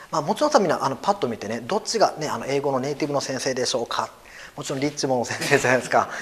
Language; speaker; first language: Japanese; native; Japanese